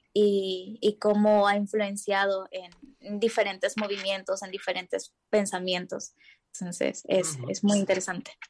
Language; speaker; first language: Catalan; non-native, learner; Spanish